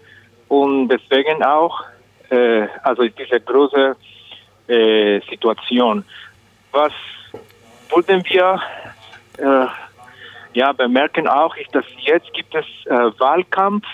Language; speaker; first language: German; non-native, learner; Spanish